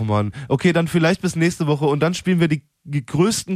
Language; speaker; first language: German; native; German